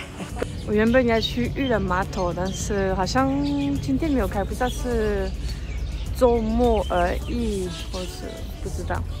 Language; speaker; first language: Chinese; non-native, fluent; French